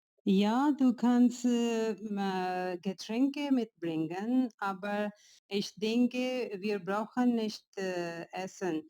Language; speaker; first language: German; non-native, learner; Urdu